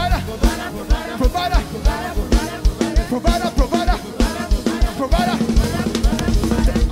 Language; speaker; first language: English; non-native, local second language; Igbo